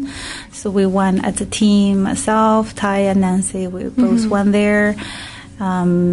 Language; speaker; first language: English; non-native, learner; Chinese